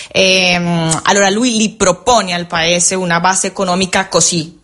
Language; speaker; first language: Italian; non-native, fluent; Spanish